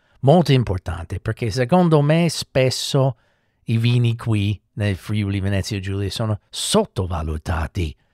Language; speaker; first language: Italian; non-native, fluent; English